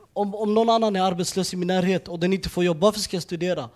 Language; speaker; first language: Swedish; early bilingual, other home language; Somali